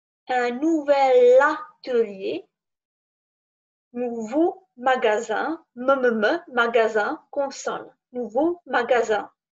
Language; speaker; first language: French; non-native, fluent; Czech